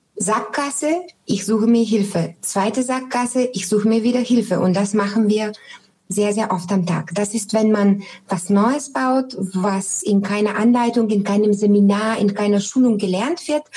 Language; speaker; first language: German; non-native, fluent; Bulgarian